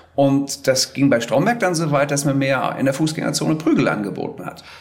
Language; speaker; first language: German; native; German